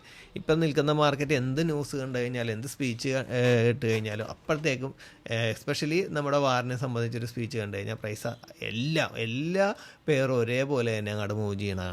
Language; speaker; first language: Malayalam; native; Malayalam